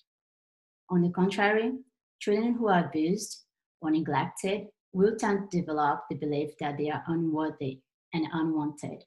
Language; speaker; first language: English; non-native, fluent; Portuguese